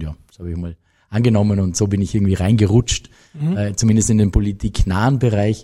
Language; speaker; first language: German; native; German